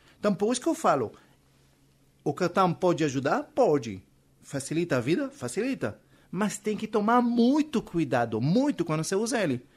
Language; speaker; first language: Portuguese; non-native, fluent; Hebrew